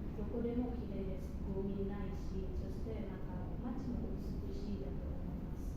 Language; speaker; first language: Japanese; non-native, learner; Indonesian